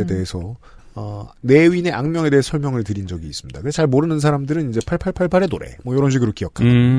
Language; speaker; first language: Korean; native; Korean